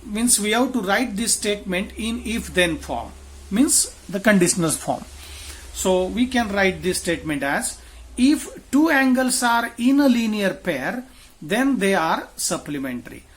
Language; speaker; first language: English; non-native, local second language; Marathi